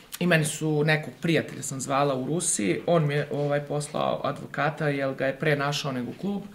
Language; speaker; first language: Serbian; native; Serbian